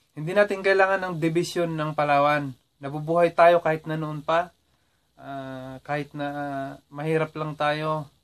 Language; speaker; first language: Filipino; native; Filipino